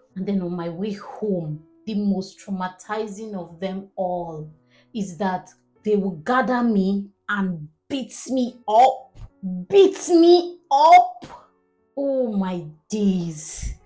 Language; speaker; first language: English; non-native, local second language; Igbo